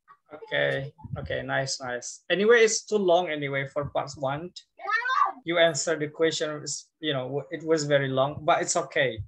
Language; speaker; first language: English; non-native, fluent; Indonesian